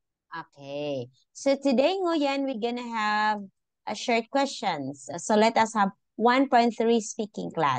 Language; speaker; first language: English; non-native, local second language; Filipino